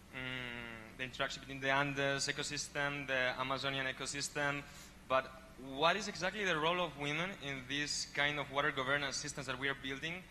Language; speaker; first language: English; non-native, fluent; Spanish